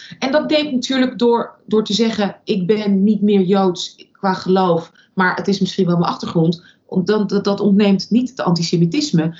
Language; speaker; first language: Dutch; early bilingual, other home language; Russian